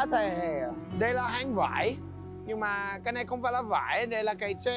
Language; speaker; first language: Vietnamese; non-native, learner; English